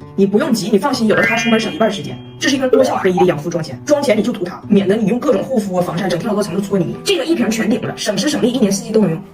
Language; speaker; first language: Chinese; native; Chinese